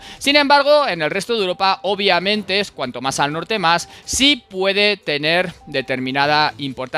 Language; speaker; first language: Spanish; native; Spanish